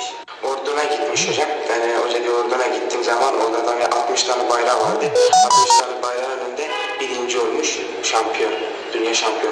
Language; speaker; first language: Turkish; non-native, learner; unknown